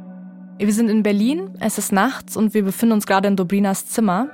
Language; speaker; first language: German; native; German